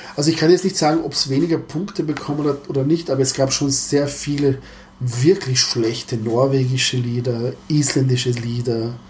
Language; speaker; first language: German; early bilingual, other home language; Croatian